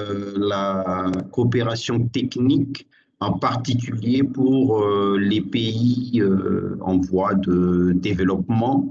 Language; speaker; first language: French; non-native, local second language; Malagasy